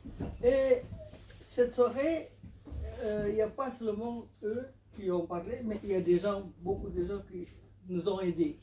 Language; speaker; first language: French; non-native, fluent; Indonesian